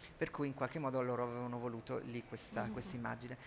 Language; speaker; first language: Italian; native; Italian